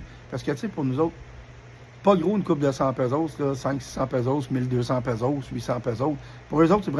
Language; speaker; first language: French; native; French